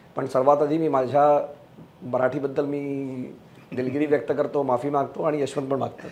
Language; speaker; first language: Marathi; early bilingual, heritage; Marathi